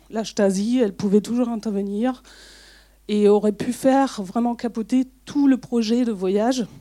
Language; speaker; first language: French; non-native, fluent; German